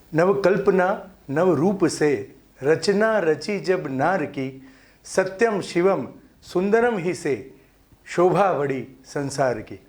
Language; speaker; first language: Hindi; non-native, local second language; Gujarati